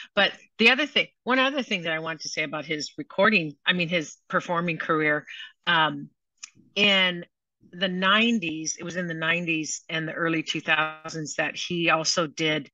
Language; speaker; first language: English; native; English